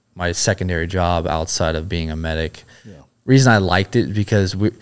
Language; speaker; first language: English; native; English